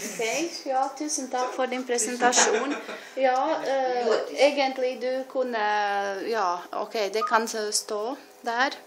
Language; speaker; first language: Norwegian; non-native, fluent; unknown